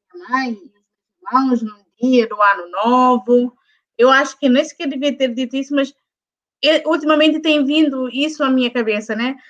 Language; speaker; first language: Portuguese; non-native, local second language; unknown